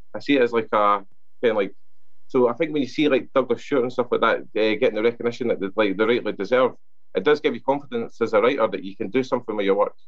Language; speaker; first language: English; non-native, local second language; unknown